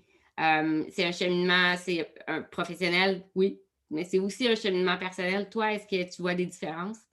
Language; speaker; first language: French; native; French